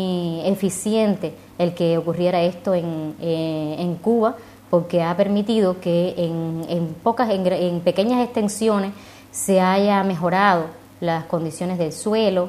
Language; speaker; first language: Spanish; native; Spanish